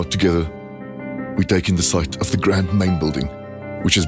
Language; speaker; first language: English; non-native, local second language; Dutch